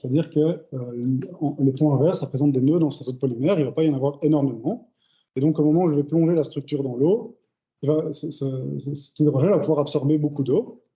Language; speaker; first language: French; native; French